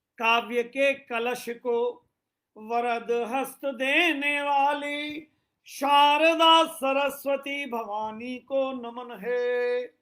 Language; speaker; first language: Hindi; native; Hindi